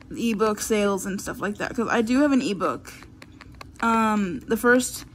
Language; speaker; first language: English; native; English